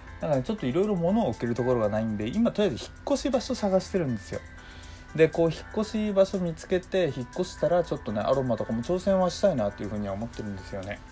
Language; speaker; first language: Japanese; native; Japanese